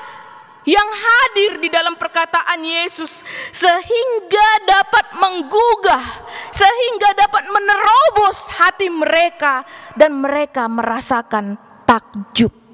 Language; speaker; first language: Indonesian; native; Indonesian